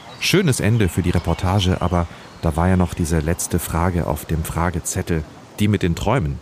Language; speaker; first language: German; native; German